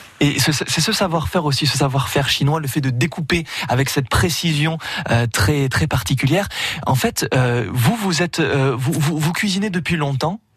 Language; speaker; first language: French; native; French